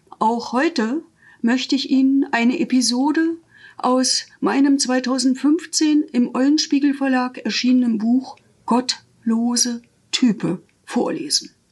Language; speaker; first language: German; native; German